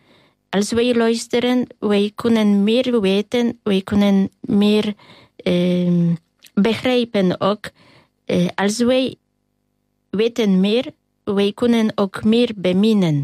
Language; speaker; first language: Dutch; non-native, learner; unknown